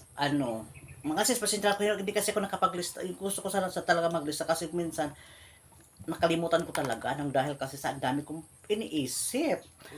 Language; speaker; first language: Filipino; native; Filipino